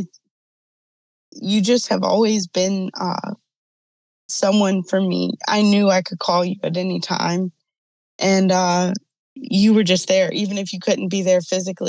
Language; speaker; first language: English; native; English